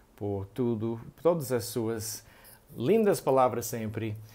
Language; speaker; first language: Portuguese; non-native, fluent; English